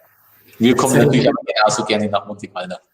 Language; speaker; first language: German; native; German